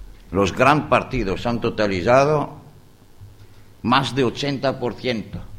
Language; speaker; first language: Spanish; non-native, learner; Greek